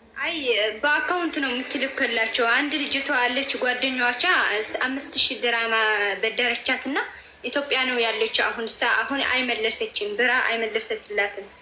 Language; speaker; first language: Amharic; non-native, local second language; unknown